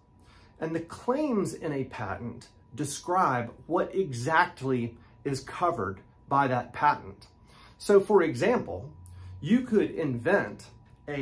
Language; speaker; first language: English; native; English